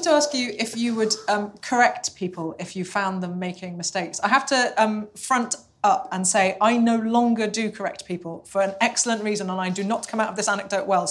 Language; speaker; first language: English; native; English